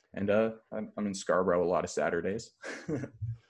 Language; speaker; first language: English; native; English